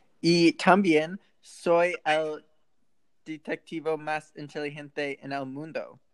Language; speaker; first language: Spanish; non-native, learner; English